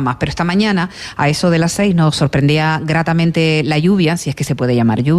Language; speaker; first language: Spanish; native; Spanish